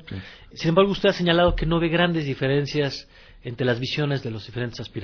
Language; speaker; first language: Spanish; native; Spanish